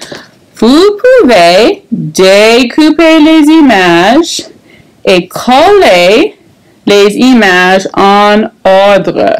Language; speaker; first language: French; non-native, fluent; English